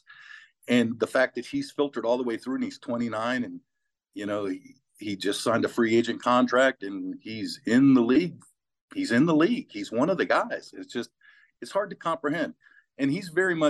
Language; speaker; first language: English; native; English